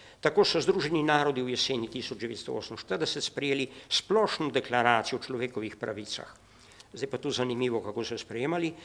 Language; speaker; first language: Slovenian; native; Slovenian